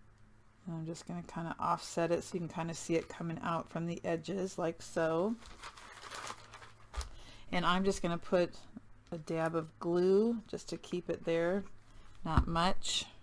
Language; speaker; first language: English; native; English